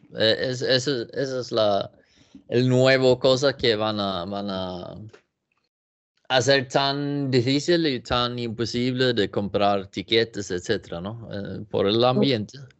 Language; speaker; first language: Spanish; non-native, learner; Swedish